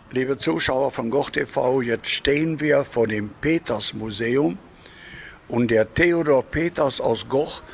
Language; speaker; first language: German; native; German